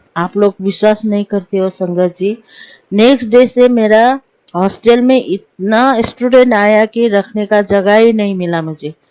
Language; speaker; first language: Hindi; non-native, local second language; Nepali